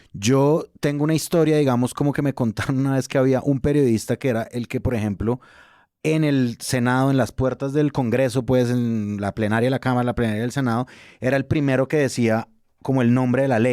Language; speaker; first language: Spanish; native; Spanish